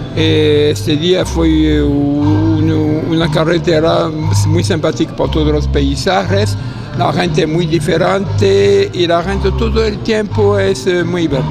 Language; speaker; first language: Spanish; non-native, learner; French